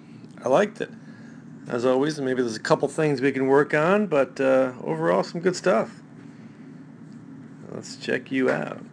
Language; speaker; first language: English; native; English